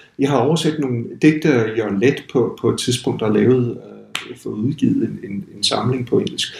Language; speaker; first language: Danish; non-native, fluent; English